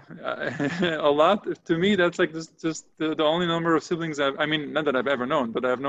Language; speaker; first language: English; non-native, fluent; Hebrew